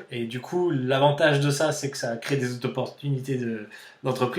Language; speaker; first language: French; native; French